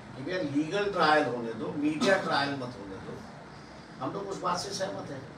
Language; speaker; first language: Hindi; non-native, local second language; Marathi